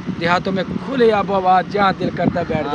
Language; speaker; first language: Hindi; non-native, local second language; Punjabi